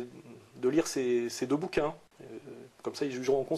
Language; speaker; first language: French; native; French